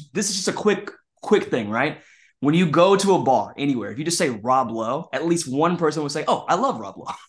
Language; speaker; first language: English; native; English